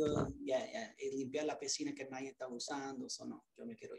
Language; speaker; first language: Spanish; early bilingual, other home language; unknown